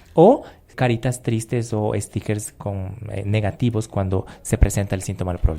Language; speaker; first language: Spanish; native; Spanish